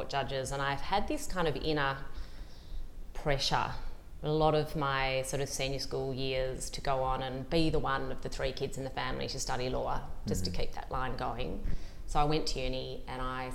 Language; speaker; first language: English; native; English